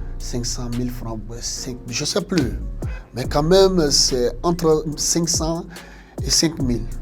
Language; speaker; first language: French; non-native, local second language; Fula